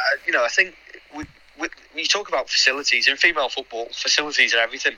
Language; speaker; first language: English; native; English